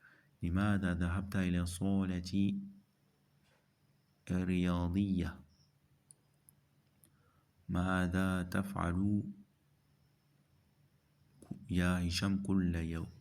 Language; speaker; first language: Arabic; non-native, fluent; French